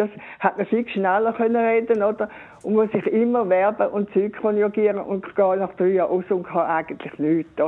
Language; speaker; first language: German; native; German